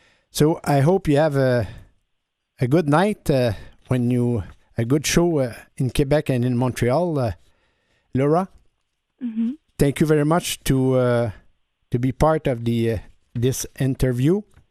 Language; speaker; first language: English; non-native, learner; French